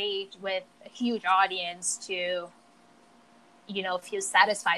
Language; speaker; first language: English; non-native, fluent; Portuguese